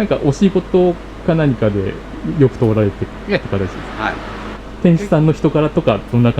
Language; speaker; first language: Japanese; native; Japanese